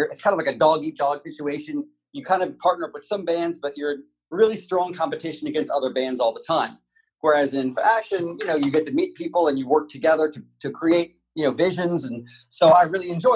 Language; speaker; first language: English; native; English